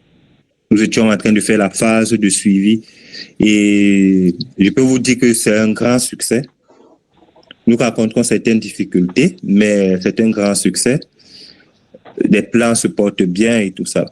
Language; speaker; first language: French; native; French